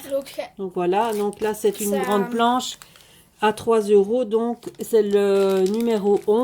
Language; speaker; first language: French; native; French